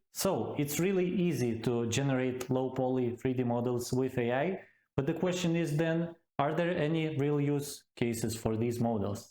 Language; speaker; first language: English; non-native, fluent; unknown